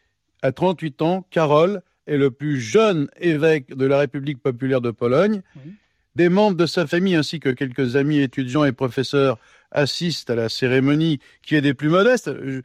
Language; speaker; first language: French; native; French